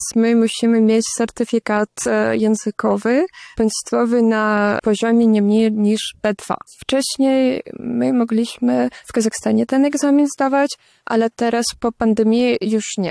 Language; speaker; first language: Polish; non-native, fluent; Russian